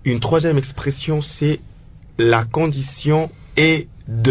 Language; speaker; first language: French; non-native, local second language; Lingala